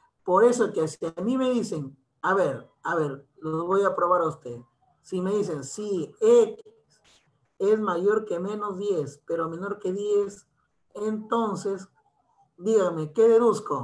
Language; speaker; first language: Spanish; native; Spanish